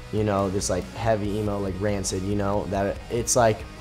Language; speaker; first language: English; native; English